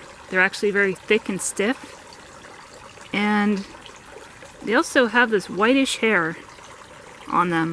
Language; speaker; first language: English; native; English